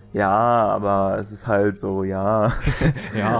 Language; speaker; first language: German; native; German